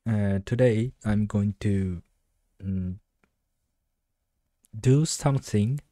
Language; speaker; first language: English; non-native, learner; Japanese